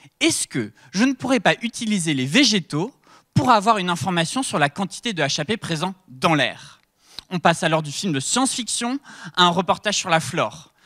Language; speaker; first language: French; native; French